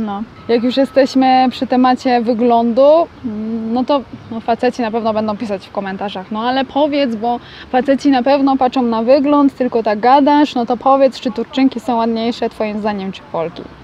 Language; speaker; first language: Polish; native; Polish